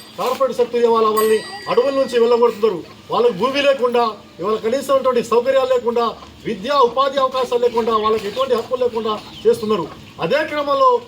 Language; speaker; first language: Telugu; non-native, local second language; Lambadi